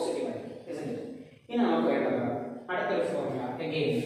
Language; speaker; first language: English; non-native, local second language; Malayalam